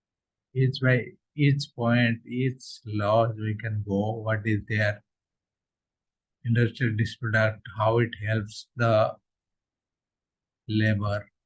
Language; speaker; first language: English; non-native, local second language; Odia